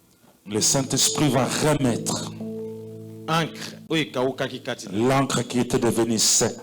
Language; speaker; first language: French; non-native, local second language; Lingala